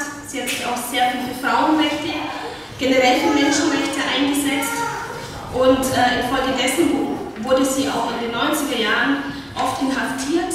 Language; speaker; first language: German; non-native, fluent; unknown